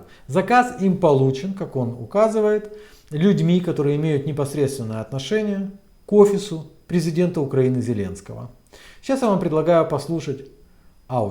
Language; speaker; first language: Russian; native; Russian